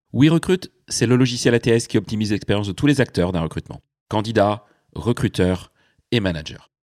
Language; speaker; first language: French; native; French